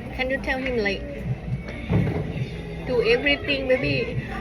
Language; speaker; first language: English; non-native, learner; Thai